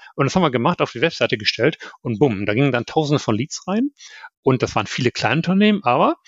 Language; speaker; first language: German; native; German